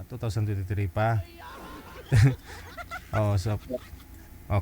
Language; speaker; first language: Filipino; native; Filipino